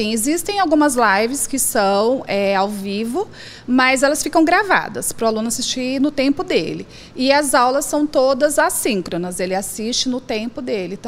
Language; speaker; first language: Portuguese; native; Portuguese